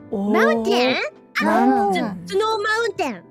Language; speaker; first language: English; non-native, learner; Japanese